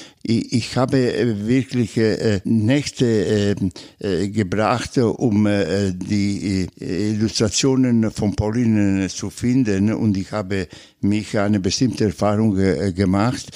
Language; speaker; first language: German; non-native, fluent; Italian